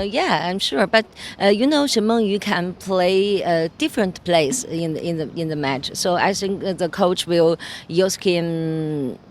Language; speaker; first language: English; non-native, learner; Chinese